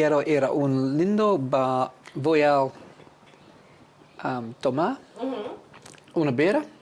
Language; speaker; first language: Spanish; non-native, learner; English